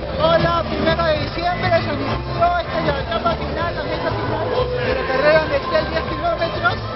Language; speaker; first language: Spanish; native; Spanish